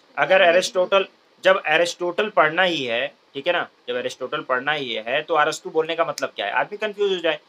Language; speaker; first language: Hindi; native; Hindi